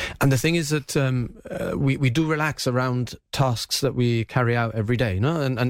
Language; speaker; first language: English; native; English